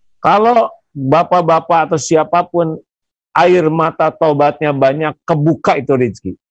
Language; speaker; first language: Indonesian; non-native, local second language; Sundanese